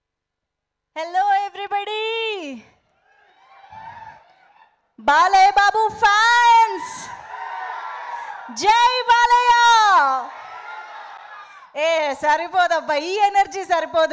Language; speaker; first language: Telugu; native; Telugu